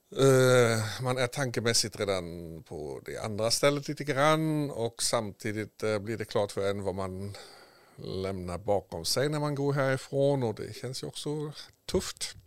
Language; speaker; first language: Swedish; native; Swedish